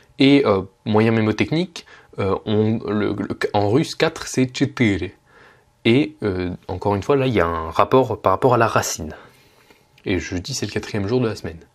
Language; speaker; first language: French; native; French